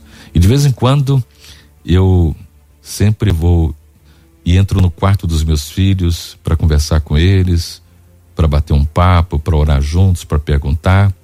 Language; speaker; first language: Portuguese; native; Portuguese